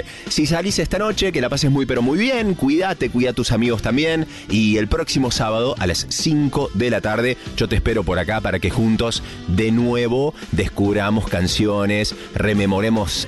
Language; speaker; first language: Spanish; native; Spanish